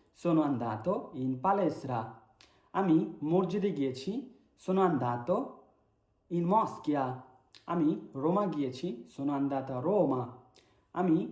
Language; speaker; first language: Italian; non-native, learner; Bangla